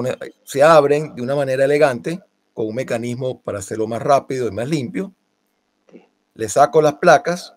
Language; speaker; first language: Spanish; native; Spanish